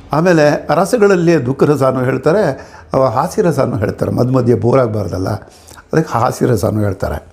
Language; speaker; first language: Kannada; non-native, local second language; Konkani